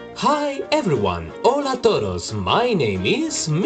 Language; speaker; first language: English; non-native, fluent; Spanish